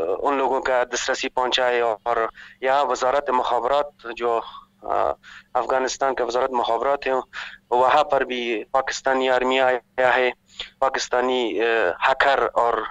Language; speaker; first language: Hindi; non-native, learner; Persian